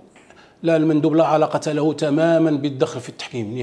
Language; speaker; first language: Arabic; native; Arabic